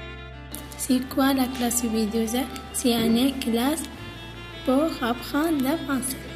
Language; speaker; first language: French; non-native, learner; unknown